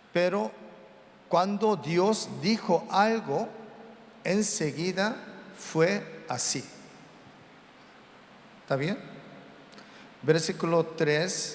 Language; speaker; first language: Spanish; non-native, learner; Korean